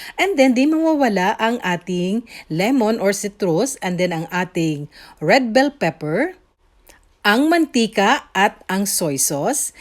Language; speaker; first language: Filipino; native; Filipino